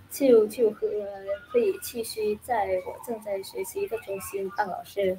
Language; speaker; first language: Chinese; non-native, learner; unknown